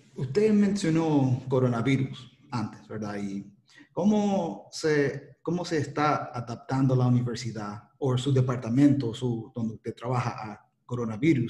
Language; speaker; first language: Spanish; early bilingual, heritage; Spanish